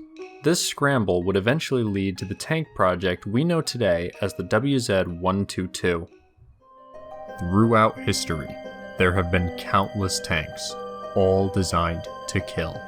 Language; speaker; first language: English; native; English